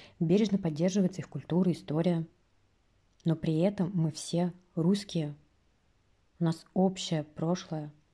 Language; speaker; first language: Russian; native; Russian